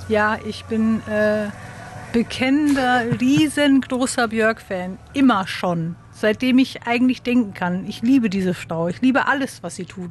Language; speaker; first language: German; native; German